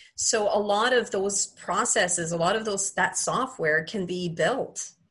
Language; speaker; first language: English; native; English